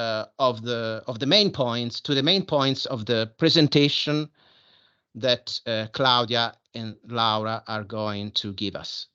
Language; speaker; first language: English; non-native, fluent; Italian